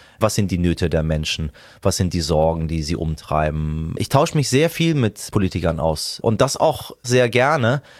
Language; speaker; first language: German; early bilingual, other home language; Persian